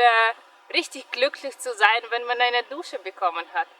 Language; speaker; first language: German; non-native, fluent; Russian